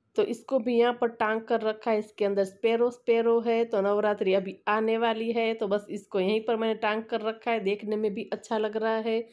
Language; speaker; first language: Hindi; non-native, local second language; Gujarati